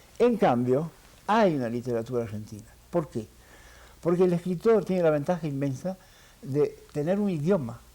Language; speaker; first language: Spanish; early bilingual, heritage; French